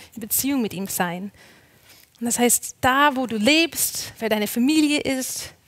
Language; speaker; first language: German; non-native, fluent; English